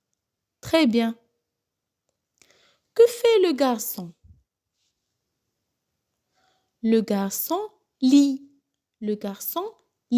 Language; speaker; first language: French; non-native, local second language; Arabic